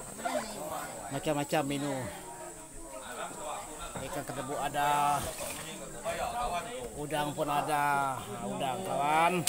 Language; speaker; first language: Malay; non-native, local second language; Iban